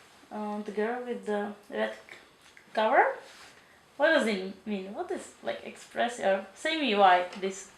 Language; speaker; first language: English; non-native, learner; Czech